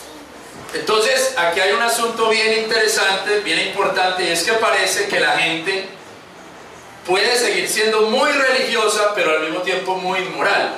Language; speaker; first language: Spanish; native; Spanish